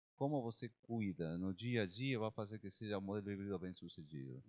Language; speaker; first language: Portuguese; non-native, learner; Spanish